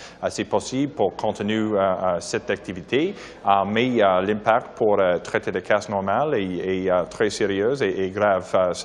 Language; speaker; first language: French; non-native, local second language; English